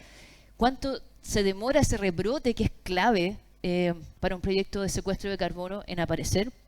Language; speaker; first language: Spanish; native; Spanish